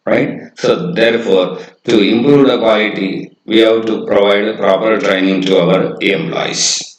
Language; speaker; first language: English; non-native, local second language; Kannada